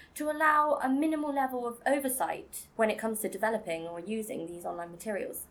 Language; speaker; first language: English; native; English